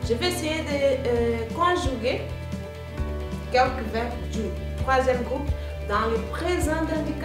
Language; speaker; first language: French; non-native, fluent; Portuguese